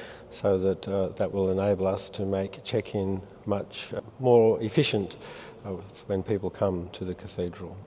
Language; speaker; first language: English; native; English